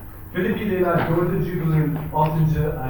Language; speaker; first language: Turkish; non-native, fluent; English